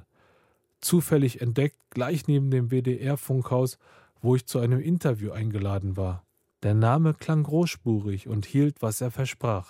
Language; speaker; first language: German; early bilingual, other home language; Korean